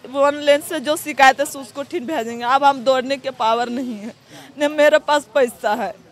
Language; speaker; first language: Hindi; native; Hindi